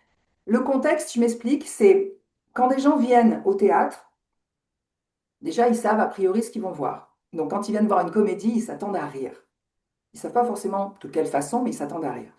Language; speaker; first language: French; native; French